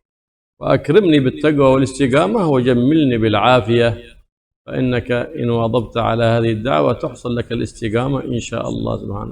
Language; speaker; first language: Arabic; native; Arabic